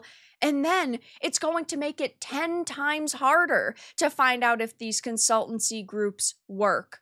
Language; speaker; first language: English; native; English